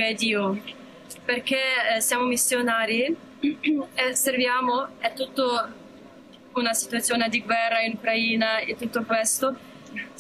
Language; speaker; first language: Italian; non-native, learner; Ukrainian